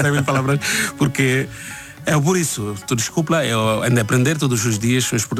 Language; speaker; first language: Portuguese; non-native, learner; Bangla